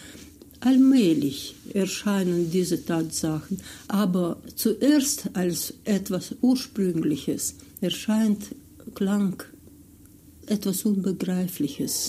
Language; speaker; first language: German; non-native, fluent; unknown